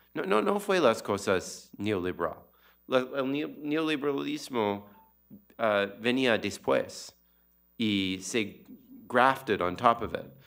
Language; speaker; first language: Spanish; non-native, learner; English